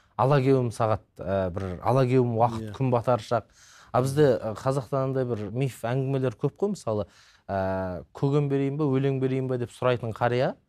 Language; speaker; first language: Kazakh; native; Kazakh